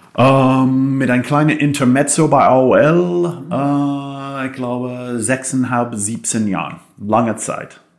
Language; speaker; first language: German; non-native, fluent; English